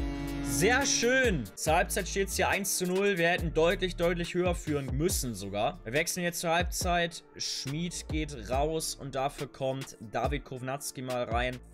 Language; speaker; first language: German; native; German